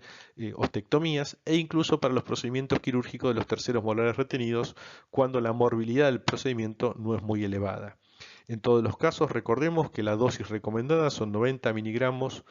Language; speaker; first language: Spanish; native; Spanish